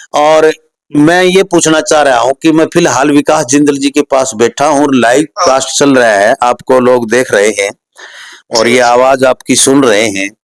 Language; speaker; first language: Hindi; native; Hindi